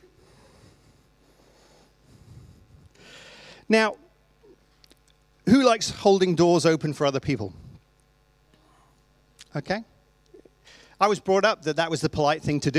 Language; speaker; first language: English; native; English